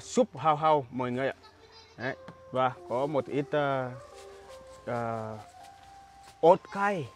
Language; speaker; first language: Vietnamese; non-native, learner; Portuguese